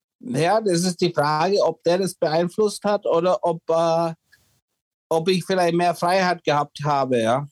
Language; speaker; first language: German; early bilingual, other home language; Czech